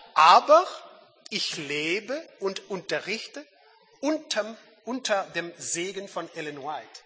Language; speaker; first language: German; non-native, learner; French